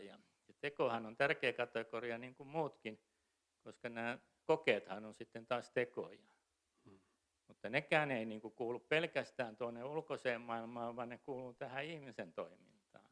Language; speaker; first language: Finnish; native; Finnish